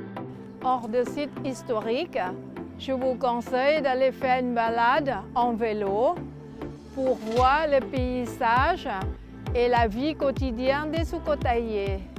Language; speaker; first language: French; non-native, fluent; Thai